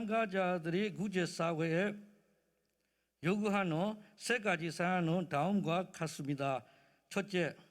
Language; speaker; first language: Korean; non-native, learner; Burmese